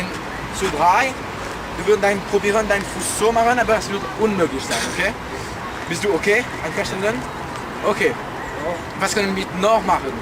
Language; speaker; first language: German; non-native, learner; French